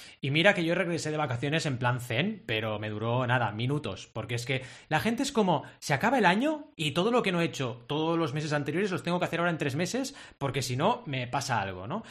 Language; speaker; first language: Spanish; native; Spanish